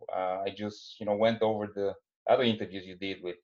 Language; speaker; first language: English; non-native, fluent; Bulgarian